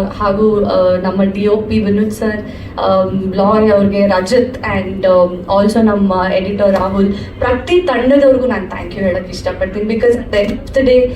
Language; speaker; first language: Kannada; non-native, local second language; Tulu